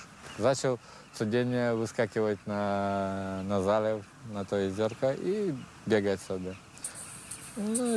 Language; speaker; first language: Polish; non-native, learner; Russian